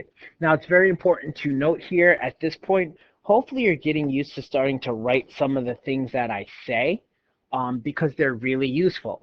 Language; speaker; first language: English; native; English